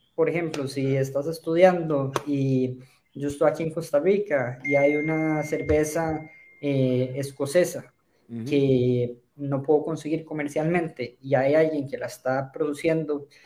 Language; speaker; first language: Spanish; native; Spanish